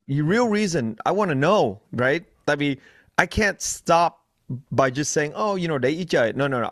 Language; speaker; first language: English; early bilingual, other home language; Vietnamese